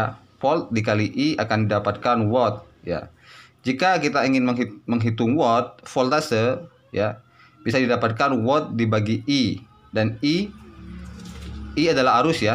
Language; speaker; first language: Indonesian; native; Indonesian